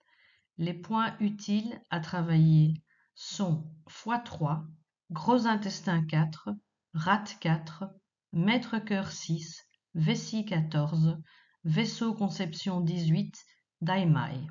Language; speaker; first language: French; native; French